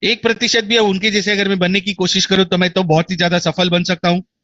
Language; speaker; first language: Hindi; native; Hindi